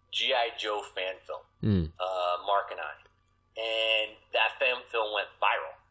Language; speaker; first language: English; native; English